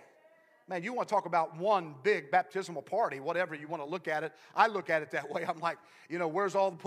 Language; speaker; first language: English; native; English